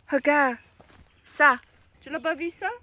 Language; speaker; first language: French; non-native, fluent; Chinese